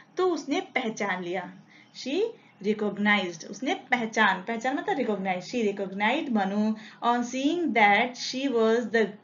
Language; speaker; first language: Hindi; non-native, local second language; Telugu